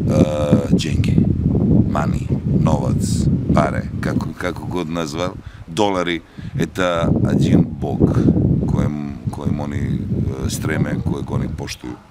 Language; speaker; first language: Russian; non-native, learner; Serbian